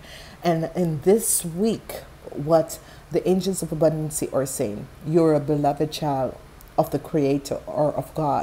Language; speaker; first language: English; non-native, fluent; Dutch